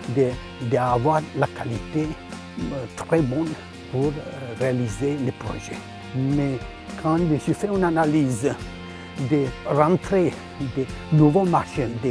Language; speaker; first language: French; non-native, fluent; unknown